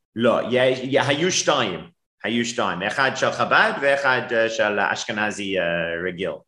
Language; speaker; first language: Hebrew; non-native, fluent; English